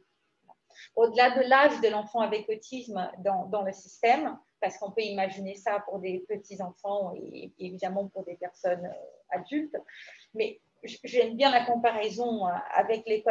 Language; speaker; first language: French; native; French